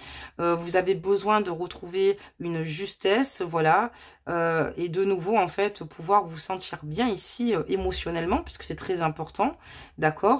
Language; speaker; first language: French; native; French